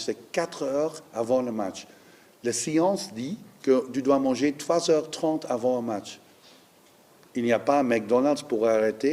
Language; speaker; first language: French; non-native, learner; Dutch